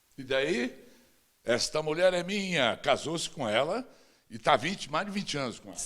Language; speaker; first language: Portuguese; native; Portuguese